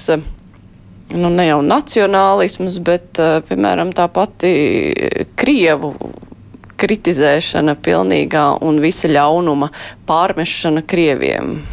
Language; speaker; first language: Latvian; native; Latvian